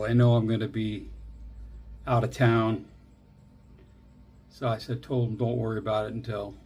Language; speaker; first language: English; native; English